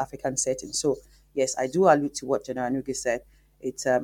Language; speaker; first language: English; non-native, local second language; Yoruba